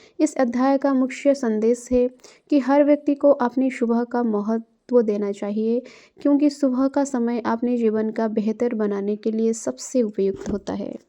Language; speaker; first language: Hindi; non-native, local second language; Odia